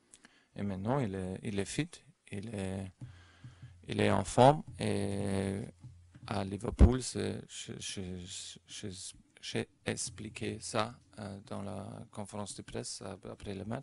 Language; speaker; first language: French; non-native, fluent; German